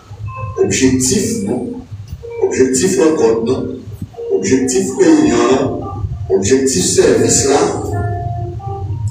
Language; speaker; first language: French; non-native, local second language; Haitian Creole